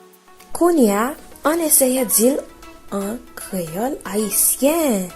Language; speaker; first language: Haitian Creole; early bilingual, heritage; Haitian Creole